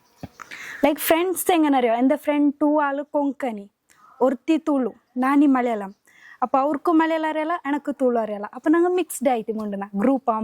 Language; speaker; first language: Malayalam; non-native, local second language; Hindi